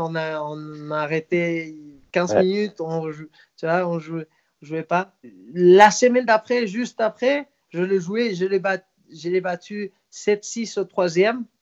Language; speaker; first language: French; non-native, fluent; Spanish